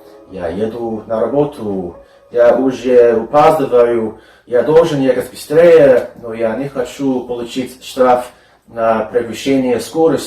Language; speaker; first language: Russian; non-native, fluent; English